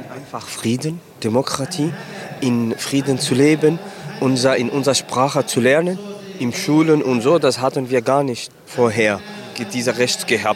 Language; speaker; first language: German; non-native, learner; Kurdish